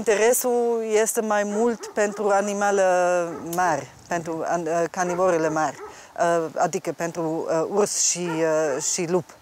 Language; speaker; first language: Romanian; non-native, fluent; German